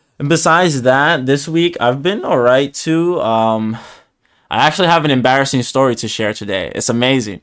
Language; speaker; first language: English; early bilingual, other home language; Spanish